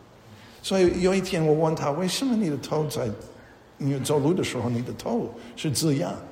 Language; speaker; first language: Chinese; non-native, fluent; English